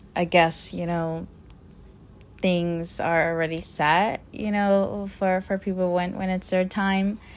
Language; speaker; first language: English; early bilingual, other home language; Spanish